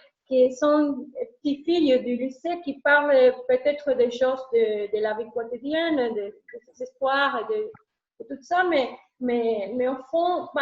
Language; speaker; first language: French; non-native, learner; Spanish